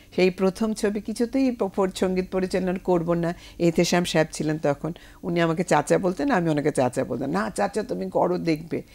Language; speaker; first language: Bangla; native; Bangla